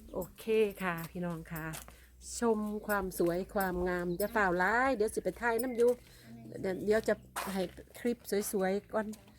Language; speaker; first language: Thai; non-native, local second language; Northeastern Thai